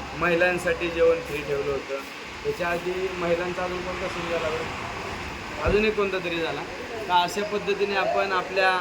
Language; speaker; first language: Marathi; native; Marathi